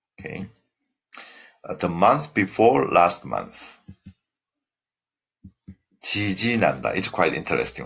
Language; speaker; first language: English; non-native, fluent; Korean